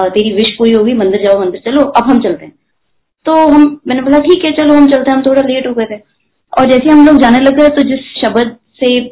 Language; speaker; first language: Hindi; native; Hindi